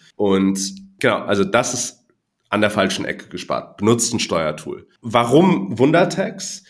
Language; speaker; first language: German; non-native, fluent; Cantonese